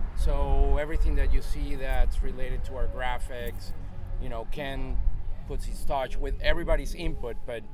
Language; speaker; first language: English; non-native, fluent; Spanish